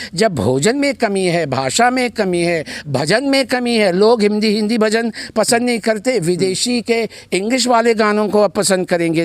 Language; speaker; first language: Hindi; early bilingual, heritage; Hindi